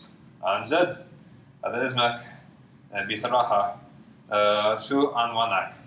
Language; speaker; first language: Arabic; non-native, learner; English